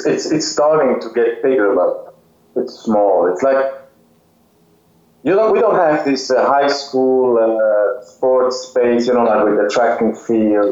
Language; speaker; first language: English; non-native, fluent; Swiss German